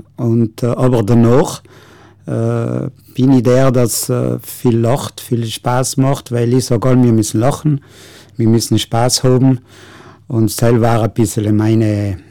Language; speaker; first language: German; non-native, local second language; Ladin